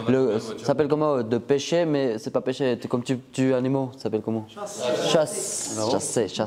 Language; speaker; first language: French; non-native, learner; Georgian